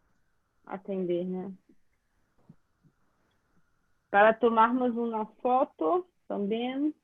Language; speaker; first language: Portuguese; non-native, learner; Spanish